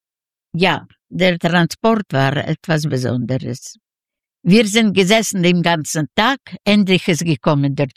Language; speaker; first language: German; non-native, learner; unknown